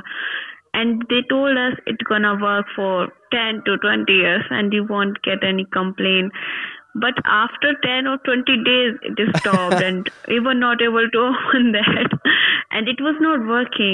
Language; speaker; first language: English; non-native, local second language; Hindi